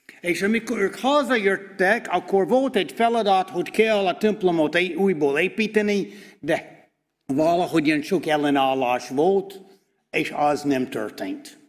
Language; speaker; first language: Hungarian; non-native, fluent; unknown